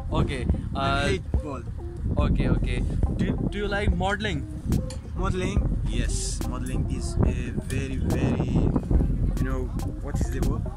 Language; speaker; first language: English; non-native, learner; Persian